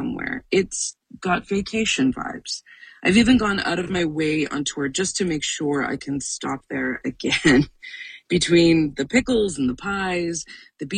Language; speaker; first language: English; native; English